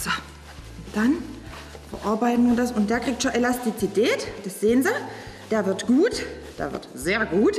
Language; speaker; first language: German; native; German